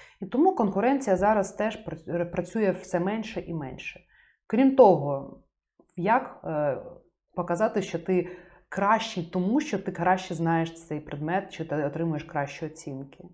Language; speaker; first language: Ukrainian; native; Ukrainian